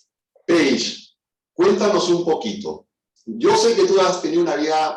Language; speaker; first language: Spanish; native; Spanish